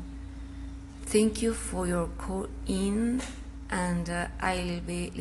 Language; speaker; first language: English; non-native, fluent; Spanish